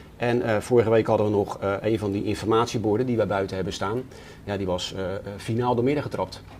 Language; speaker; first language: Dutch; native; Dutch